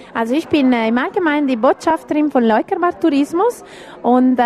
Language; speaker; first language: German; non-native, local second language; Italian